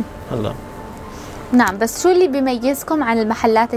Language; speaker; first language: Arabic; native; Arabic